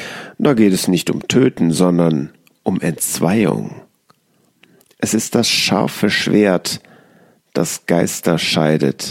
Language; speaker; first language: German; native; German